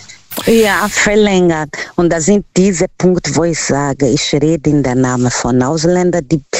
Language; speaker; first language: German; non-native, fluent; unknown